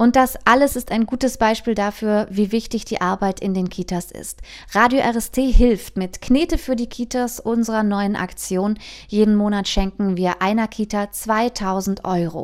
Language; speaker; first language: German; native; German